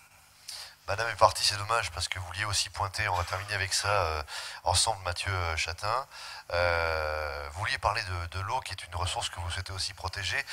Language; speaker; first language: French; native; French